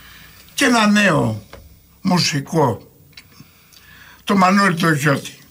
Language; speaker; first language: Greek; native; Greek